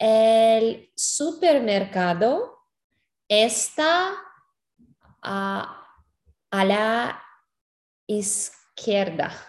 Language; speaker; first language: Spanish; non-native, learner; English